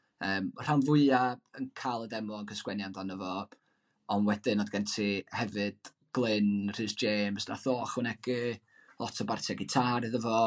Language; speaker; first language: Welsh; native; Welsh